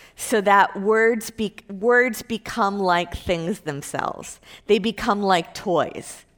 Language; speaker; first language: English; native; English